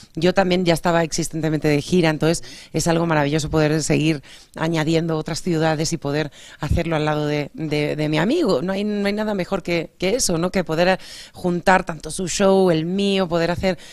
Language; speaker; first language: Spanish; native; Spanish